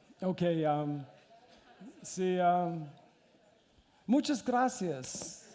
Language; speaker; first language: Spanish; non-native, learner; English